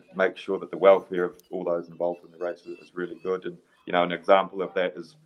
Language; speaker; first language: English; native; English